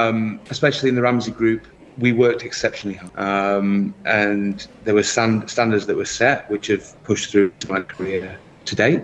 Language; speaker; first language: English; native; English